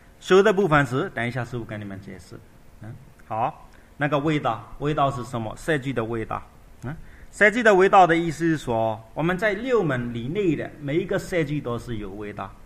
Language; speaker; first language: Chinese; non-native, fluent; Burmese